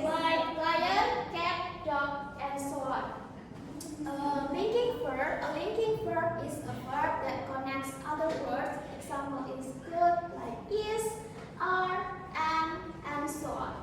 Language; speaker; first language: English; non-native, learner; Indonesian